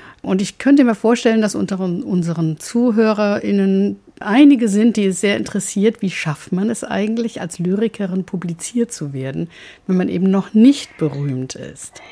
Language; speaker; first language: German; native; German